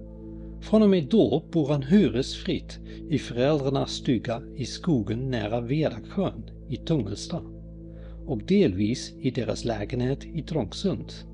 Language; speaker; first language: Swedish; native; Swedish